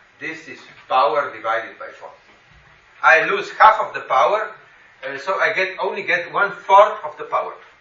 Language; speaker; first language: English; non-native, fluent; Slovenian